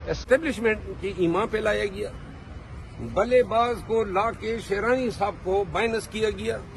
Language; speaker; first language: Urdu; non-native, local second language; Pashto